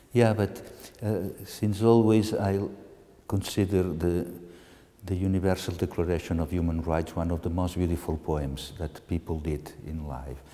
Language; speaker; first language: English; non-native, fluent; Catalan